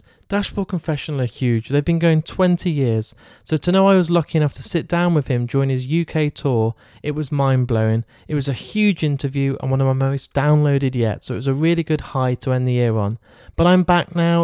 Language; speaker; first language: English; native; English